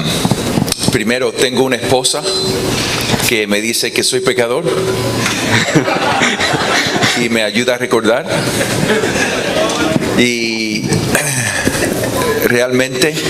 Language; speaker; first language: Spanish; non-native, fluent; English